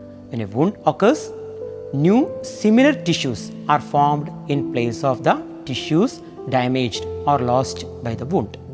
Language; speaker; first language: English; non-native, local second language; Malayalam